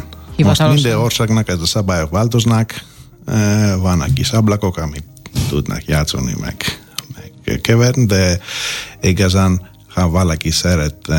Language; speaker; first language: Hungarian; non-native, learner; Greek